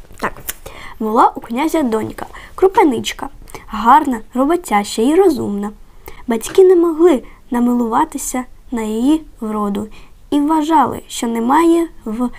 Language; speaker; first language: Ukrainian; native; Ukrainian